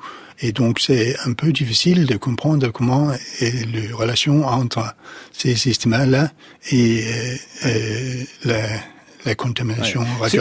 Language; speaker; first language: French; non-native, fluent; Danish